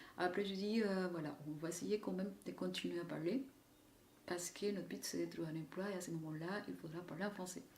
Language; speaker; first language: French; non-native, fluent; Spanish